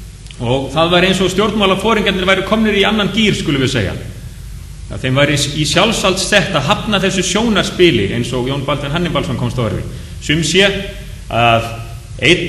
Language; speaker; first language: Icelandic; native; Icelandic